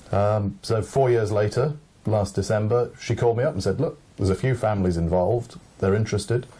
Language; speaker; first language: English; native; English